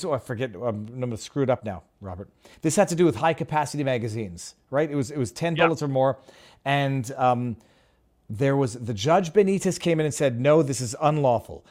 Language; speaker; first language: English; native; English